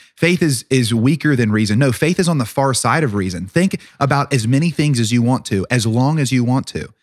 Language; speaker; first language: English; native; English